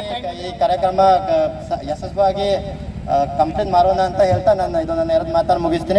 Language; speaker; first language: Kannada; non-native, fluent; Manipuri